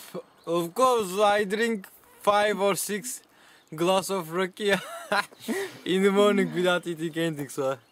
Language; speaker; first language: English; non-native, learner; Turkish